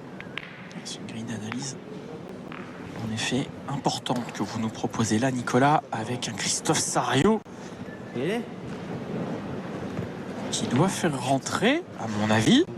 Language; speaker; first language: French; native; French